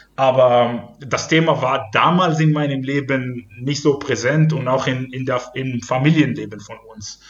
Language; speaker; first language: German; non-native, fluent; Hebrew